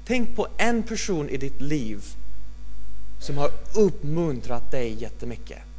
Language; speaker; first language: Swedish; non-native, fluent; English